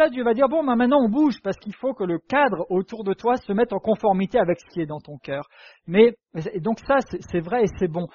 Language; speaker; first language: French; native; French